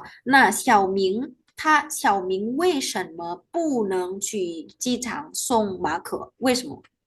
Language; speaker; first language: Chinese; non-native, fluent; Indonesian